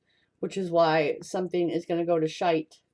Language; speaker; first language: English; native; English